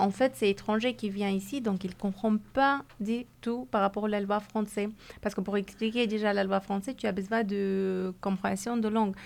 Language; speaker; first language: French; non-native, fluent; Persian